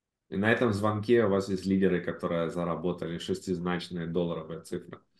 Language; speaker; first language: Russian; native; Russian